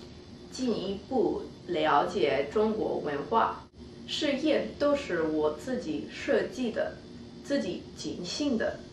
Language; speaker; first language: Chinese; non-native, learner; English